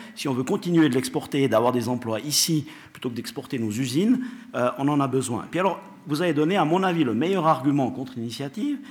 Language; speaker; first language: French; native; French